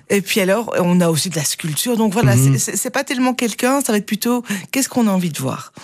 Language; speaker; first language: French; native; French